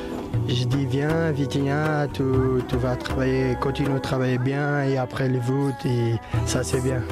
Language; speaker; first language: French; non-native, learner; Portuguese